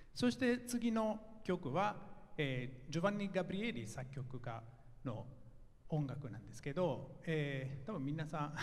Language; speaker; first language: Japanese; non-native, fluent; Italian